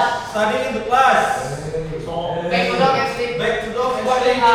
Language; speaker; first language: English; non-native, learner; Indonesian